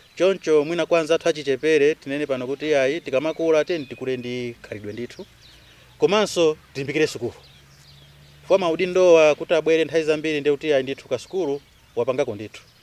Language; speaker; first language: Nyanja; non-native, local second language; Tumbuka